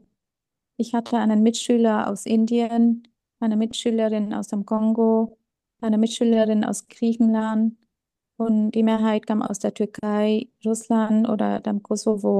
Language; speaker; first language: German; early bilingual, other home language; Vietnamese